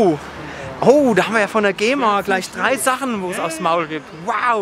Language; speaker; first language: German; native; German